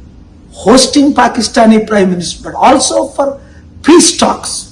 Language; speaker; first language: English; non-native, local second language; Telugu